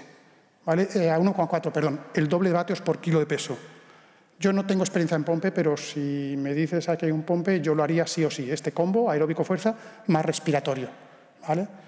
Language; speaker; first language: Spanish; native; Spanish